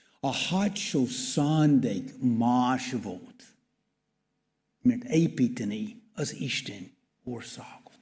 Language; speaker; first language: Hungarian; non-native, learner; English